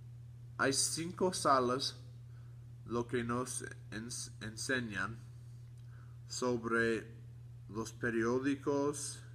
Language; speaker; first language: Spanish; non-native, learner; English